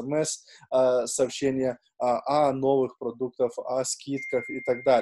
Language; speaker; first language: Russian; non-native, fluent; Lithuanian